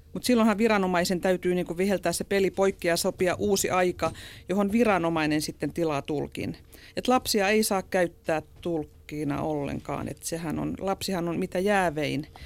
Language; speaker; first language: Finnish; native; Finnish